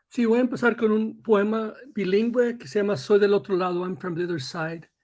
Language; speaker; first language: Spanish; early bilingual, heritage; Spanish